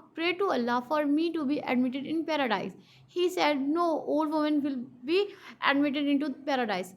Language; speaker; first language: English; non-native, local second language; Urdu